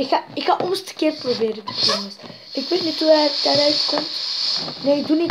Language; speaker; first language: Dutch; non-native, local second language; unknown